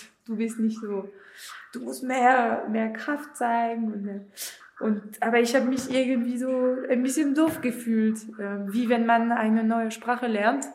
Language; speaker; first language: German; non-native, learner; French